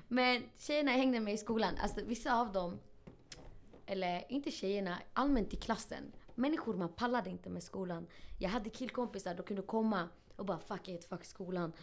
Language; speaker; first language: Swedish; early bilingual, other home language; Arabic